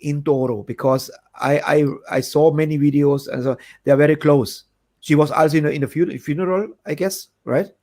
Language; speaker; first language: English; non-native, fluent; German